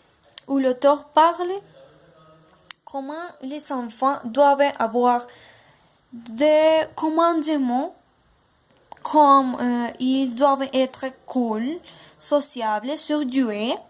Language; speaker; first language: French; non-native, learner; Spanish